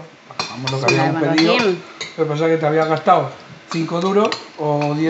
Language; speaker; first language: Spanish; native; Spanish